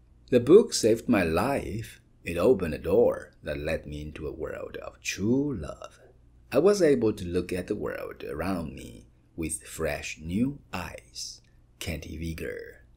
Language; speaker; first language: English; non-native, fluent; Chinese